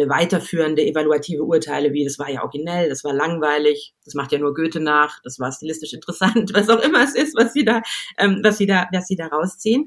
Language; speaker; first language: German; native; German